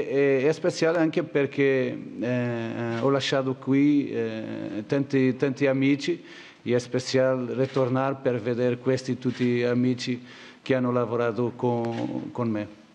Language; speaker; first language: Italian; non-native, fluent; Portuguese